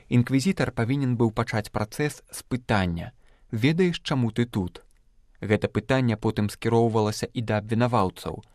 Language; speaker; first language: Belarusian; native; Belarusian